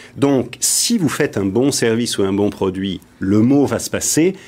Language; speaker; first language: French; native; French